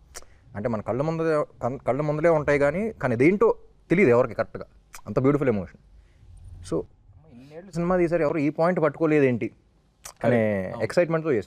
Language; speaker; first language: Telugu; native; Telugu